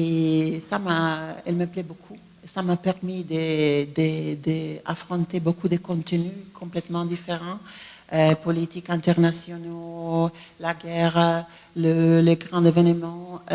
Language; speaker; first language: French; non-native, fluent; Italian